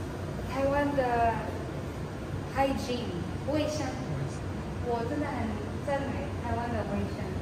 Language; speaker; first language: Chinese; non-native, fluent; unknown